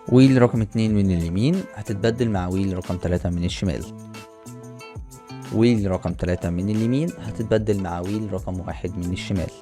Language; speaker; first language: Arabic; native; Arabic